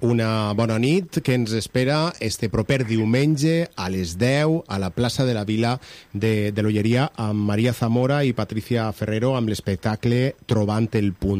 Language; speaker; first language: Catalan; native; Catalan